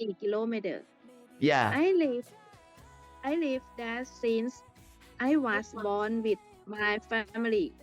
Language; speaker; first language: English; non-native, learner; Thai